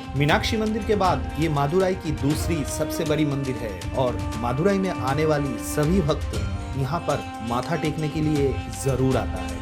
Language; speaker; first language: Hindi; non-native, local second language; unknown